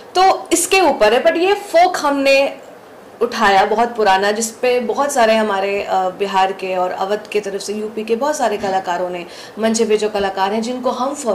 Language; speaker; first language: Hindi; native; Hindi